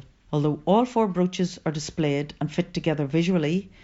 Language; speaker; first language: English; native; English